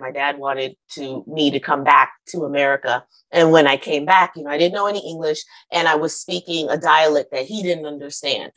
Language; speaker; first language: English; early bilingual, other home language; Akan